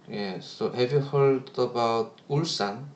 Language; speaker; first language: English; non-native, learner; Korean